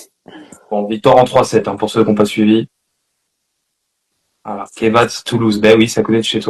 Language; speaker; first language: French; native; French